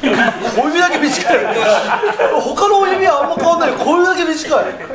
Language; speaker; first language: Japanese; native; Japanese